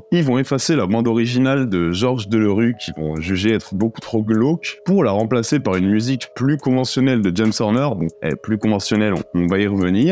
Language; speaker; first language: French; native; French